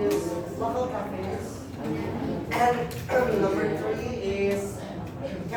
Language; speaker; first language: English; non-native, learner; Indonesian